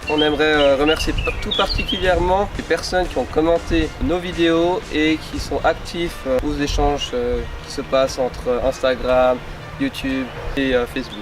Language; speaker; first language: French; native; French